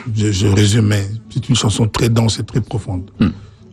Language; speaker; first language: French; non-native, local second language; Lingala